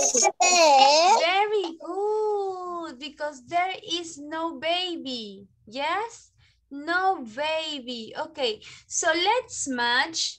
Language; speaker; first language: English; non-native, learner; Spanish